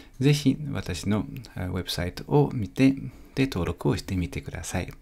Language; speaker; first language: Japanese; non-native, fluent; French